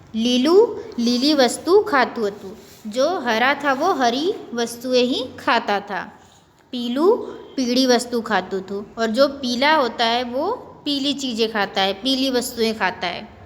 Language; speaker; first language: Hindi; non-native, local second language; Gujarati